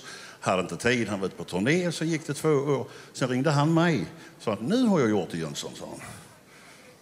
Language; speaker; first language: Swedish; native; Swedish